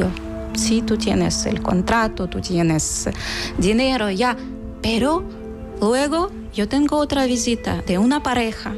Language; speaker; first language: Spanish; non-native, fluent; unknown